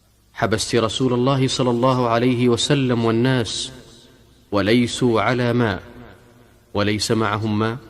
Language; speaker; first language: Arabic; native; Arabic